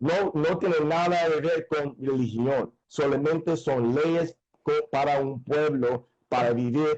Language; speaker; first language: Spanish; non-native, fluent; English